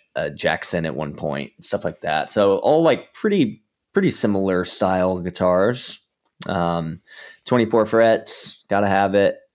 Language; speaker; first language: English; native; English